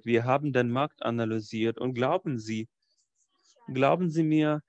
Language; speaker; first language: German; non-native, fluent; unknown